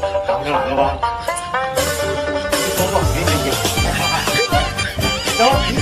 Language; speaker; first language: Chinese; native; Chinese